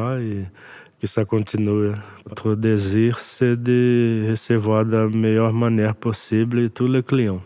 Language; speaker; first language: French; non-native, learner; Portuguese